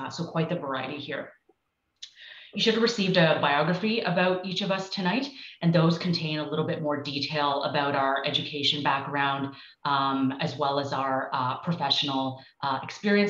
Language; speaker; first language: English; early bilingual, other home language; Chinese